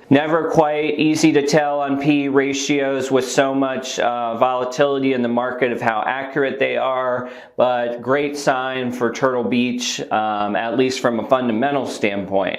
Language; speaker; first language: English; native; English